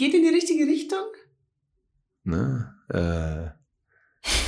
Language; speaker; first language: German; native; German